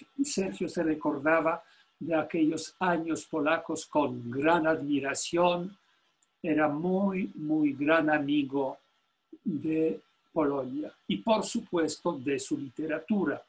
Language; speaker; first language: Spanish; non-native, fluent; Polish